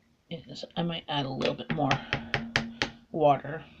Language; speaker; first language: English; native; English